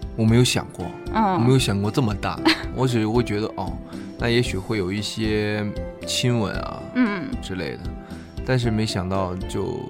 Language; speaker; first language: Chinese; native; Chinese